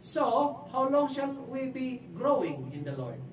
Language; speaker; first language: English; non-native, local second language; Filipino